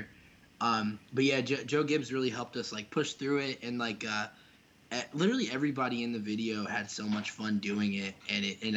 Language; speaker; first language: English; native; English